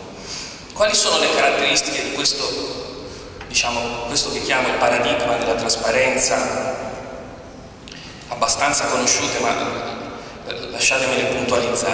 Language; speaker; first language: Italian; native; Italian